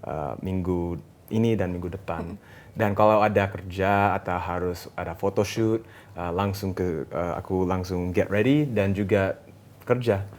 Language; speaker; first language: Indonesian; early bilingual, heritage; English